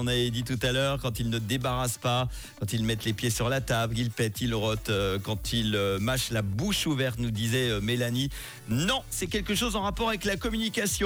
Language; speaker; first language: French; native; French